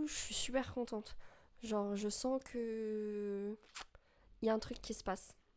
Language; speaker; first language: French; native; French